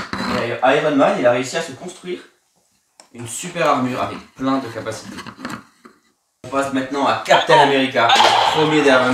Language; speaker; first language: French; native; French